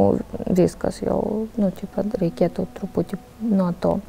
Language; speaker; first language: Lithuanian; non-native, learner; Ukrainian